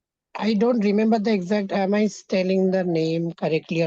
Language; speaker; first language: English; non-native, fluent; Bangla